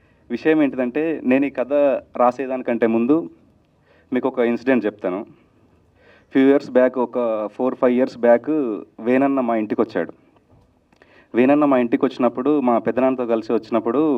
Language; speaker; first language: Telugu; native; Telugu